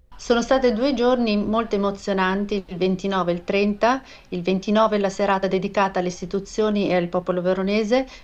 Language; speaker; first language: Italian; native; Italian